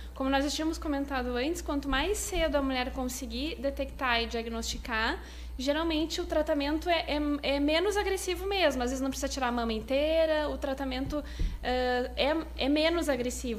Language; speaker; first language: Portuguese; native; Portuguese